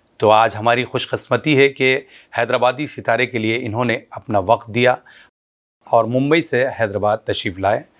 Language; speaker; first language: Hindi; non-native, local second language; Urdu